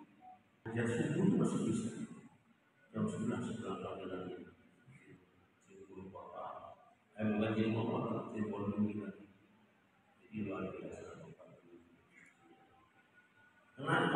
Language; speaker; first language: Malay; non-native, local second language; Javanese